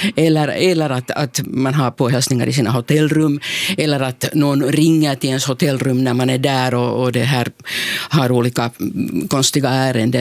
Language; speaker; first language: Swedish; native; Swedish